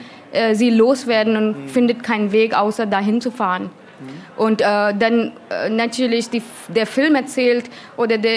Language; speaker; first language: German; non-native, learner; Hindi